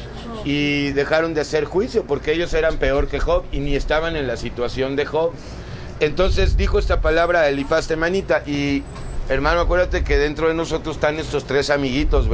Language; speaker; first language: Spanish; native; Spanish